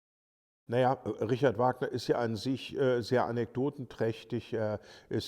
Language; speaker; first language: German; native; German